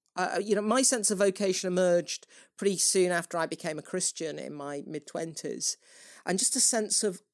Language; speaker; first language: English; native; English